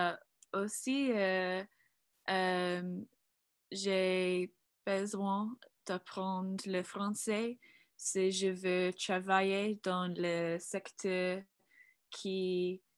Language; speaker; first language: French; non-native, learner; English